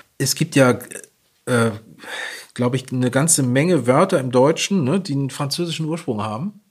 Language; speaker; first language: German; native; German